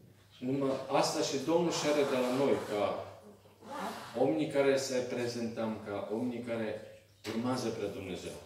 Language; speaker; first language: Romanian; non-native, learner; Serbian